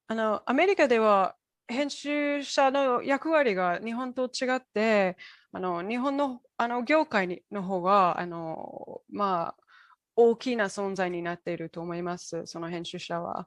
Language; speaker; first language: Japanese; non-native, fluent; English